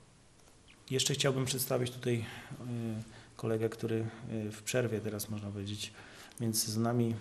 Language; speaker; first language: Polish; native; Polish